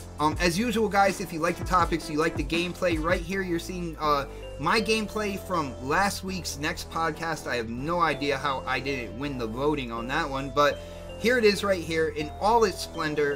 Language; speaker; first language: English; native; English